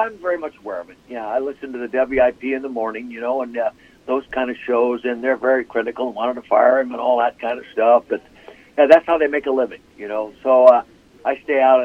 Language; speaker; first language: English; native; English